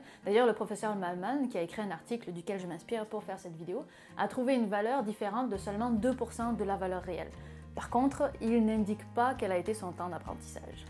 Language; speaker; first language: French; native; French